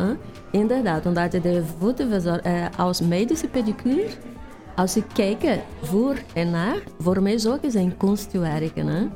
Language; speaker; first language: Dutch; non-native, learner; Portuguese